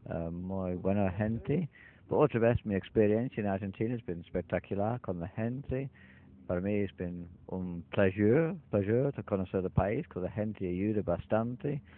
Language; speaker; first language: Spanish; non-native, learner; English